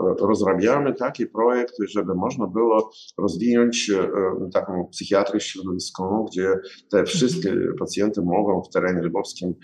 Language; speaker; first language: Polish; non-native, learner; Ukrainian